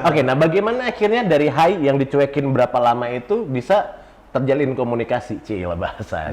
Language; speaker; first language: Indonesian; native; Indonesian